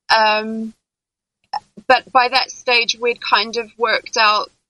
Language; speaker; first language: English; native; English